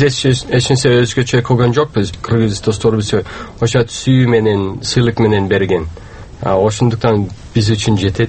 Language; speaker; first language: Kyrgyz; non-native, fluent; English